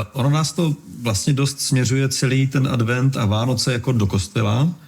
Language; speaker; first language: Czech; native; Czech